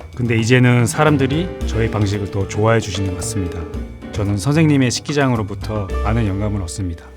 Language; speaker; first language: Korean; native; Korean